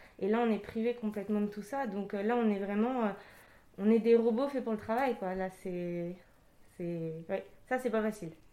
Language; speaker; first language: French; native; French